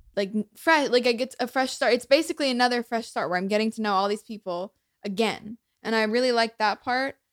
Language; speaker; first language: English; native; English